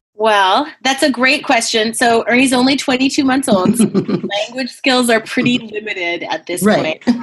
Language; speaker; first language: English; native; English